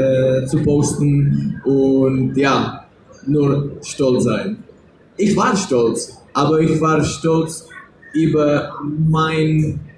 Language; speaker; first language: German; non-native, learner; Czech